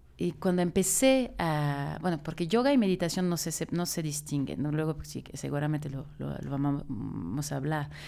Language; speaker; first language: Spanish; non-native, fluent; French